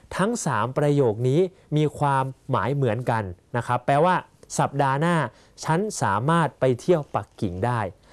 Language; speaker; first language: Thai; native; Thai